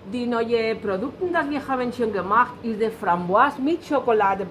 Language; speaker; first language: German; non-native, learner; Spanish